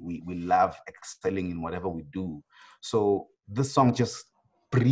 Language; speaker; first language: English; non-native, local second language; Swati